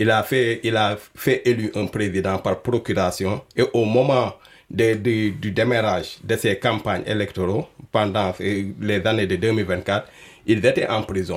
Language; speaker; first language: French; non-native, local second language; Wolof